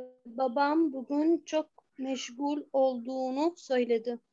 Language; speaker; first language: Turkish; non-native, fluent; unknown